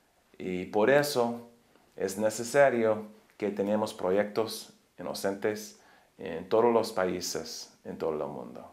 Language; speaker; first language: Spanish; non-native, learner; English